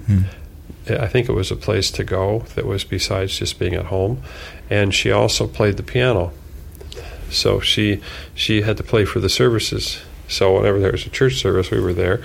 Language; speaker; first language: English; native; English